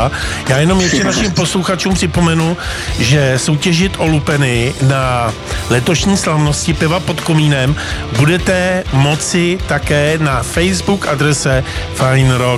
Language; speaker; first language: Czech; native; Czech